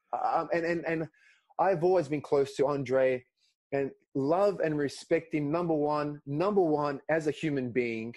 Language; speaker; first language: English; non-native, local second language; Greek